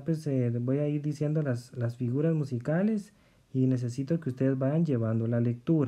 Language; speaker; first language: Spanish; native; Spanish